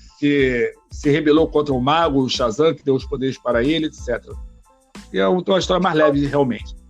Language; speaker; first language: Portuguese; native; Portuguese